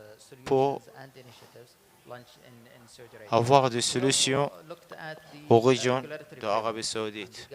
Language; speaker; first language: French; non-native, learner; Arabic